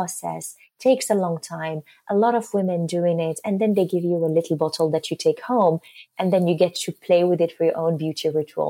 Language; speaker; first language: English; non-native, fluent; Arabic